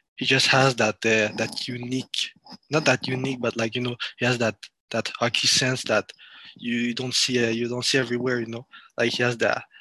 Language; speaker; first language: English; non-native, fluent; French